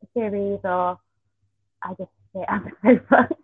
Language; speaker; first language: English; native; English